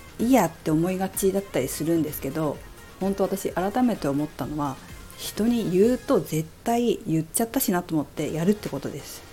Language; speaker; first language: Japanese; native; Japanese